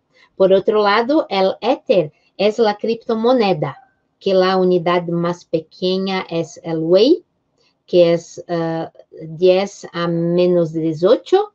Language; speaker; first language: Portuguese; non-native, fluent; Spanish